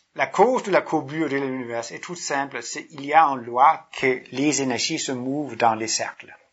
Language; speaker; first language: French; non-native, fluent; Danish